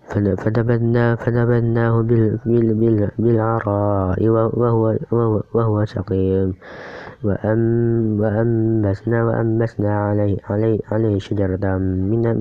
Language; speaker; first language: Arabic; non-native, learner; Indonesian